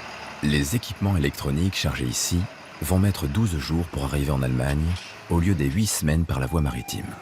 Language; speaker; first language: French; native; French